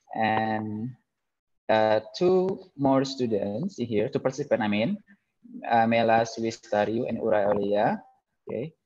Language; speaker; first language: English; non-native, fluent; Indonesian